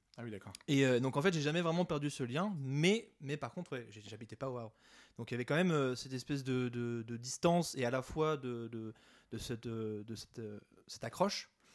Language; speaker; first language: French; native; French